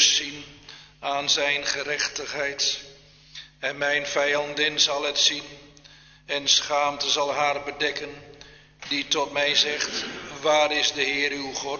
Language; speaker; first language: Dutch; native; Dutch